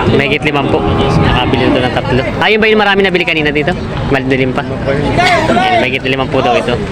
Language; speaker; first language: Filipino; native; Filipino